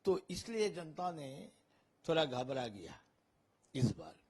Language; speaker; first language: Hindi; non-native, local second language; Bangla